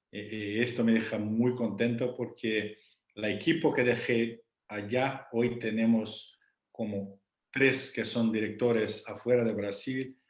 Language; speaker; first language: Spanish; non-native, fluent; Portuguese